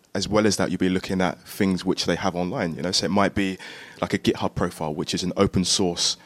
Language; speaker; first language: English; native; English